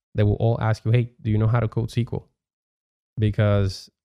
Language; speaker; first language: English; non-native, fluent; Spanish